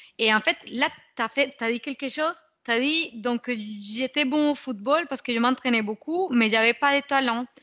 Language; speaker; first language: French; non-native, fluent; Spanish